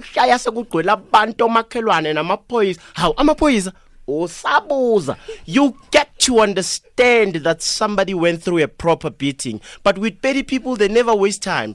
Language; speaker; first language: English; non-native, local second language; South Ndebele